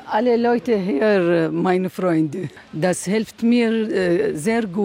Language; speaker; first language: German; non-native, learner; Arabic